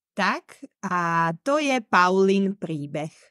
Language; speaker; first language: Slovak; native; Slovak